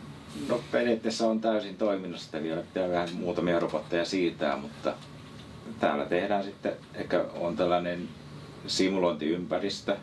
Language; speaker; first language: Finnish; native; Finnish